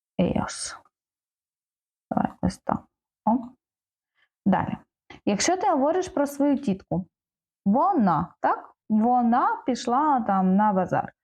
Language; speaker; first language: Ukrainian; native; Ukrainian